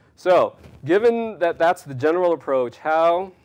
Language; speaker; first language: English; native; English